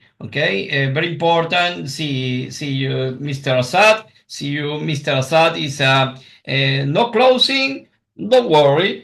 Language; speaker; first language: English; non-native, learner; Spanish